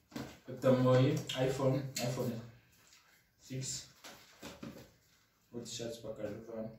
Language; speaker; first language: Russian; non-native, learner; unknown